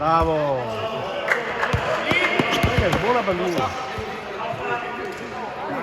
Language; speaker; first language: Italian; native; Italian